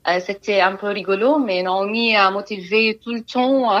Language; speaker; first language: French; non-native, learner; Arabic